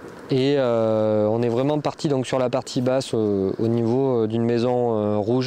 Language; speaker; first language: French; native; French